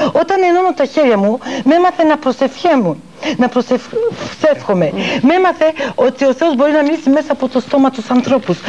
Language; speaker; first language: Greek; early bilingual, heritage; Greek